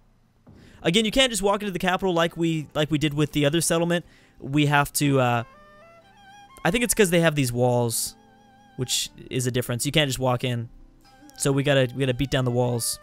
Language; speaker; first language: English; native; English